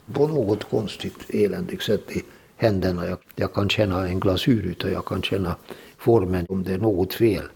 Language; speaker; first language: Swedish; non-native, fluent; Hungarian